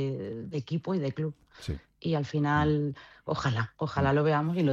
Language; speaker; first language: Spanish; native; Spanish